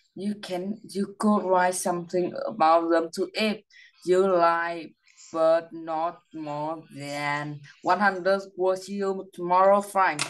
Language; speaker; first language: English; non-native, learner; Vietnamese